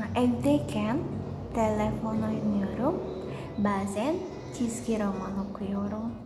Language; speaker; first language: Turkish; non-native, learner; Indonesian